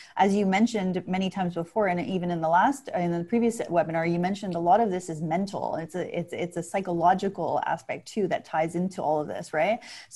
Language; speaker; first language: English; native; English